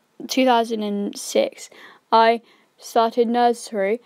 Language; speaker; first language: English; native; English